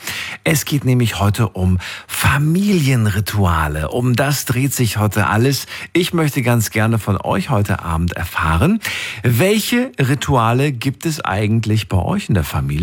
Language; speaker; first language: German; native; German